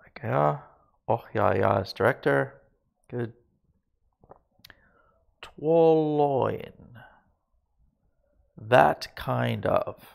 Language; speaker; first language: Finnish; non-native, learner; English